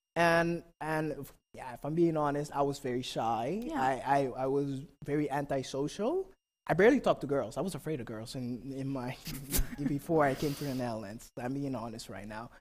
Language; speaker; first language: English; non-native, fluent; Papiamento